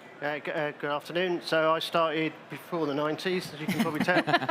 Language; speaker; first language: English; native; English